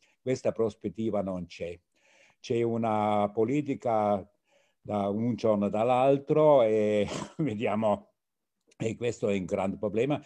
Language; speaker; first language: Italian; non-native, fluent; German